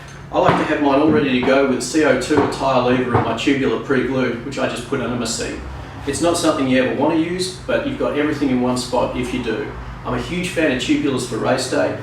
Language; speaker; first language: English; native; English